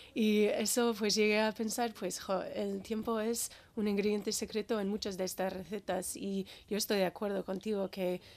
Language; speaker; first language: Spanish; non-native, fluent; English